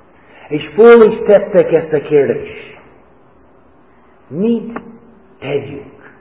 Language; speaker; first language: Hungarian; non-native, learner; English